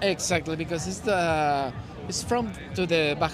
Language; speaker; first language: English; non-native, learner; Spanish